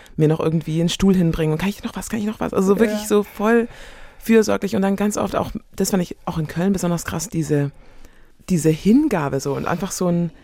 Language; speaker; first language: German; native; German